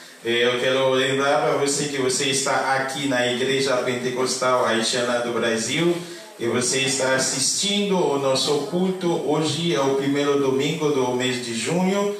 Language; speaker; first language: Portuguese; non-native, fluent; Haitian Creole